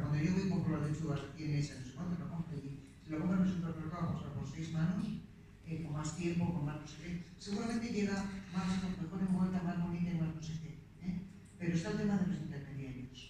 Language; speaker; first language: Spanish; native; Spanish